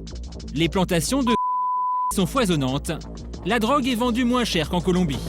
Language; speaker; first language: French; native; French